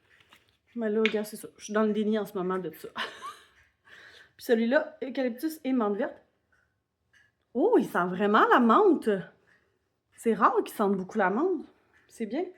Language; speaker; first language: French; native; French